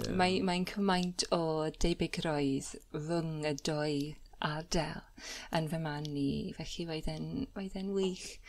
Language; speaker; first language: Welsh; non-native, learner; English